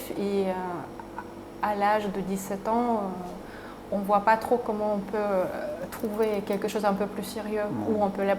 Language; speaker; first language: French; non-native, fluent; Russian